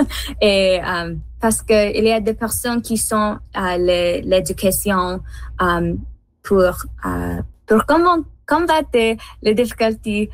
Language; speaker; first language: French; non-native, learner; English